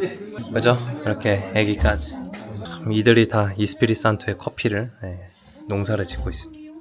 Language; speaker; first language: Korean; native; Korean